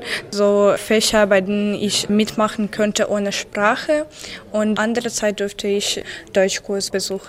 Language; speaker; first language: German; non-native, fluent; Ukrainian